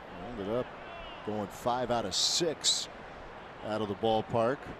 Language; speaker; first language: English; native; English